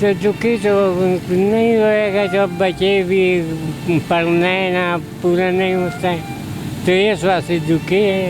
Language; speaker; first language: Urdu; non-native, local second language; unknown